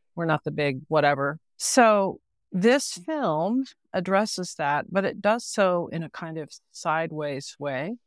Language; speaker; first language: English; native; English